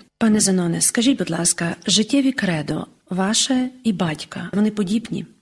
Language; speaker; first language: Ukrainian; native; Ukrainian